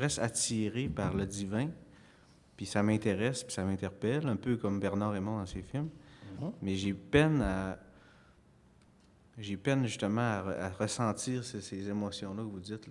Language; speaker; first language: French; native; French